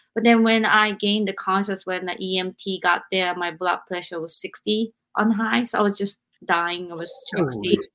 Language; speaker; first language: English; non-native, fluent; Japanese